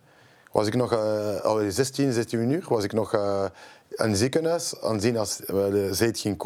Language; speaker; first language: Dutch; non-native, local second language; French